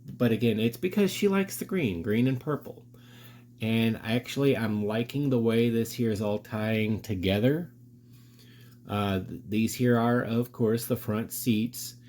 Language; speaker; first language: English; native; English